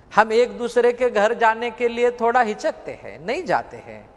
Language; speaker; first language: Hindi; non-native, local second language; Marathi